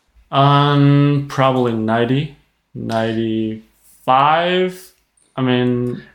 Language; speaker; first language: English; non-native, fluent; Japanese